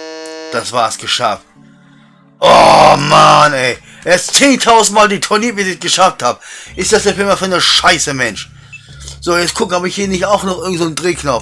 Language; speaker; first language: German; native; German